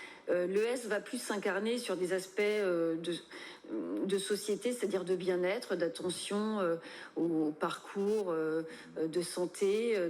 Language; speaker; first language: French; native; French